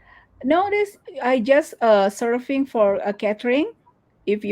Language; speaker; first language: English; non-native, learner; Indonesian